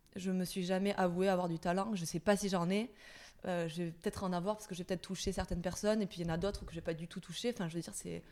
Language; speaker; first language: French; native; French